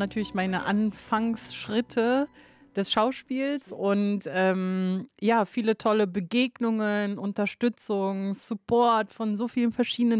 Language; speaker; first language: German; non-native, local second language; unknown